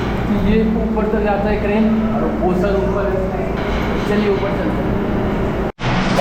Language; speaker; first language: Hindi; native; Hindi